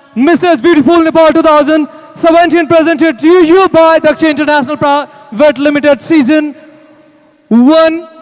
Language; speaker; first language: English; non-native, local second language; Nepali